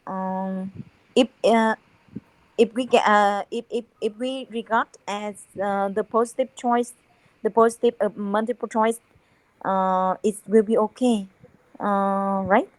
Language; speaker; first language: English; non-native, learner; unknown